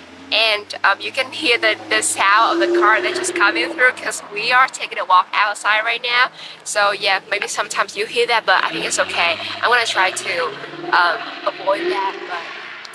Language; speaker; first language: English; non-native, fluent; Vietnamese